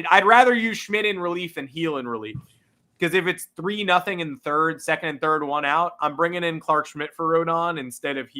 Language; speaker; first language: English; native; English